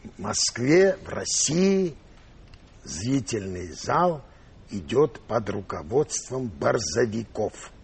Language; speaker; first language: Russian; non-native, local second language; Armenian